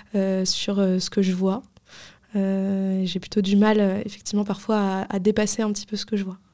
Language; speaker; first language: French; native; French